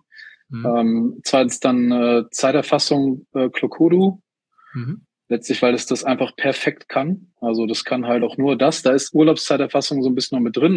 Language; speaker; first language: German; native; German